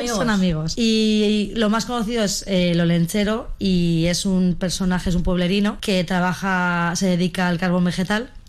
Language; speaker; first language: Spanish; native; Spanish